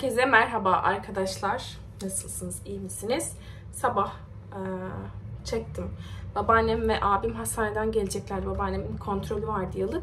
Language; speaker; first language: Turkish; native; Turkish